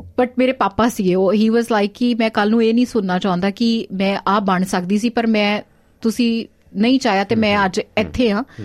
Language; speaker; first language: Punjabi; early bilingual, heritage; Punjabi